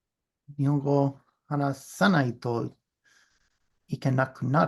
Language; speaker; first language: Japanese; non-native, learner; English